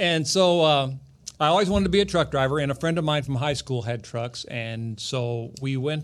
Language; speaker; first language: English; native; English